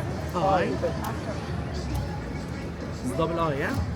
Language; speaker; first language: English; non-native, learner; Arabic